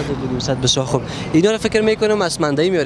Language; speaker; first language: Persian; native; Persian